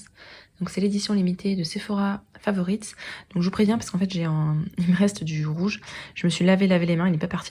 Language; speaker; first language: French; native; French